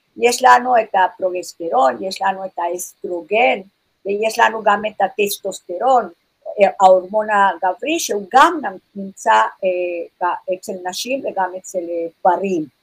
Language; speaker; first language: Hebrew; non-native, fluent; English